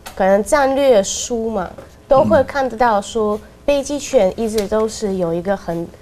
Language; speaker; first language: Chinese; non-native, fluent; Russian